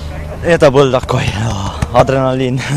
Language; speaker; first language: Russian; non-native, learner; Latvian